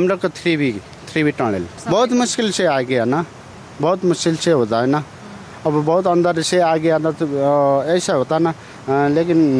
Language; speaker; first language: Hindi; non-native, learner; Nepali